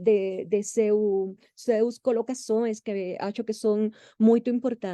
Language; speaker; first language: Portuguese; non-native, fluent; Spanish